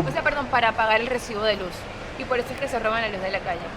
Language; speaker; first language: Spanish; native; Spanish